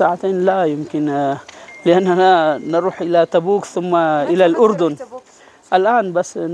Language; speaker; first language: Arabic; non-native, fluent; Urdu